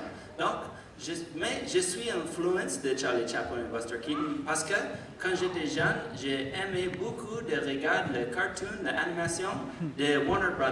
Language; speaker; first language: French; non-native, learner; English